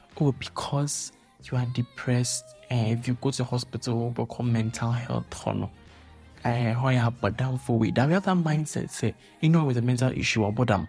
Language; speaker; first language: English; non-native, local second language; Akan